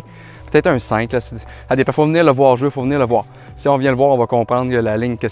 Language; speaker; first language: French; native; French